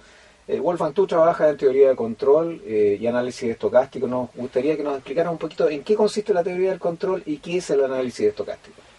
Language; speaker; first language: Spanish; native; Spanish